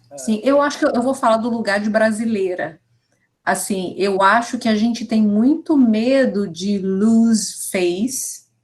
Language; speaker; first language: Portuguese; native; Portuguese